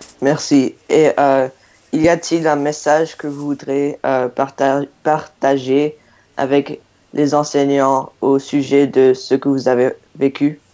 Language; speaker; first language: French; non-native, fluent; English